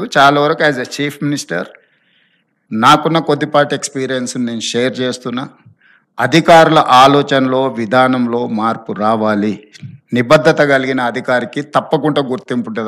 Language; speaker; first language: Telugu; native; Telugu